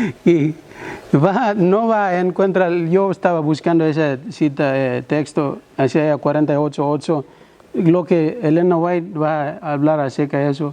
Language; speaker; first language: Spanish; non-native, learner; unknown